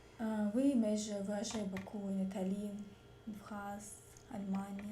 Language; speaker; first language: French; non-native, learner; Russian